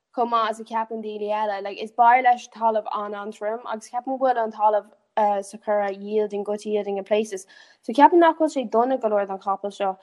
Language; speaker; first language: Irish; non-native, local second language; English